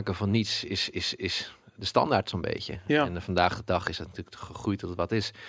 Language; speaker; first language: Dutch; early bilingual, other home language; Arabic